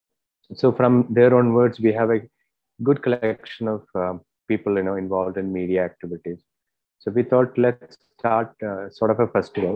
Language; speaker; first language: English; non-native, local second language; Malayalam